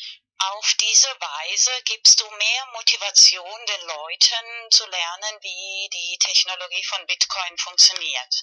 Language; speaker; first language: German; non-native, fluent; Spanish